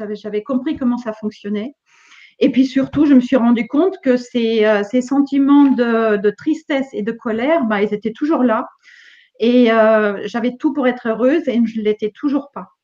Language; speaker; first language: French; non-native, fluent; German